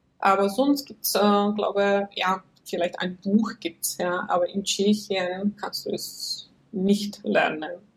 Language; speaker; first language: German; non-native, fluent; Czech